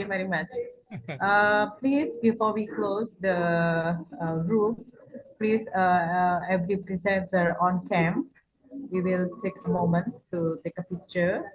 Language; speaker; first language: English; non-native, fluent; Indonesian